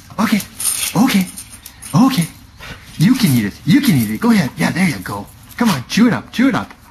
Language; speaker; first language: English; native; English